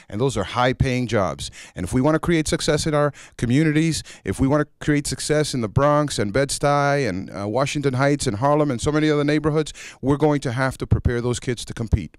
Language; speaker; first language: English; early bilingual, other home language; Spanish